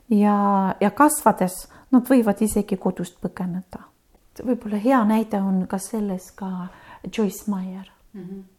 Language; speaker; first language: Estonian; native; Estonian